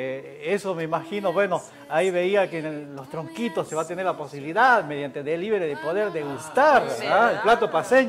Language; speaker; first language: Spanish; native; Spanish